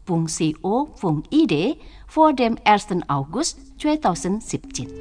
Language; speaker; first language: German; non-native, learner; Indonesian